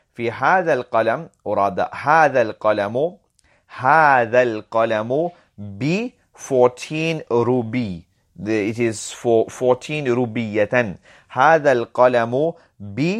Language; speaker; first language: Arabic; non-native, fluent; English